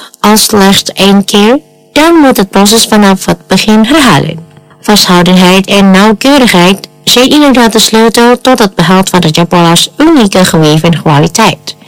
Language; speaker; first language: Dutch; non-native, fluent; Indonesian